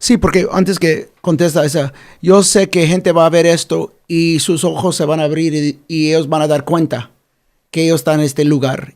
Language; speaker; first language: Spanish; early bilingual, heritage; Spanish